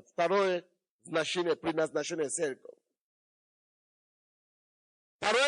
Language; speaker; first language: Russian; non-native, fluent; Yoruba